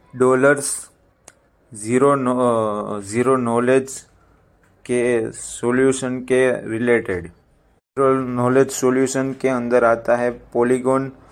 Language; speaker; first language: Hindi; non-native, local second language; Gujarati